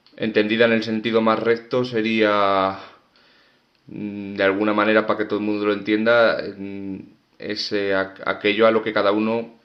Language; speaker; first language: Spanish; native; Spanish